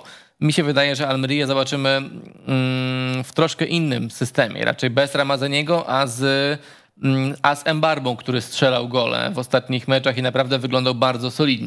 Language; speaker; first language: Polish; native; Polish